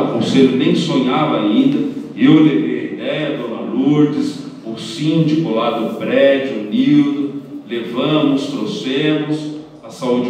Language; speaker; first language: Portuguese; native; Portuguese